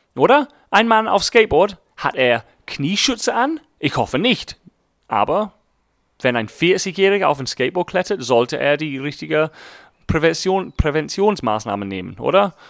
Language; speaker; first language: German; non-native, fluent; English